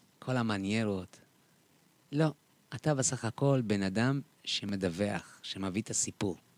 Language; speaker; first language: Hebrew; early bilingual, other home language; Amharic